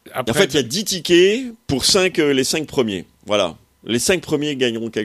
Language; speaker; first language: French; native; French